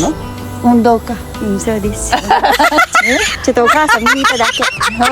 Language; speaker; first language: Japanese; non-native, learner; Filipino